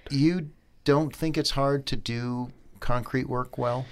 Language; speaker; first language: English; native; English